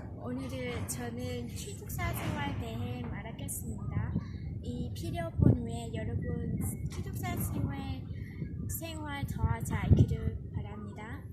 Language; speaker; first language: Korean; non-native, learner; Vietnamese